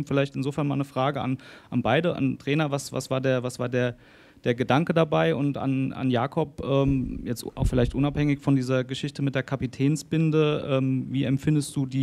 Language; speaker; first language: German; native; German